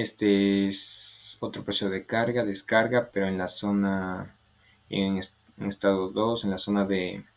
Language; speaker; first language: Spanish; native; Spanish